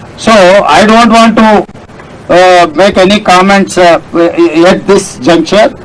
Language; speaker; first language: English; non-native, local second language; Telugu